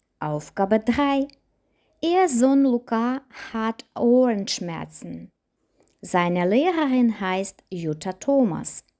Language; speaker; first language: German; non-native, fluent; Ukrainian